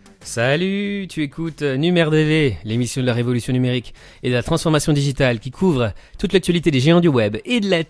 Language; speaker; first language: French; native; French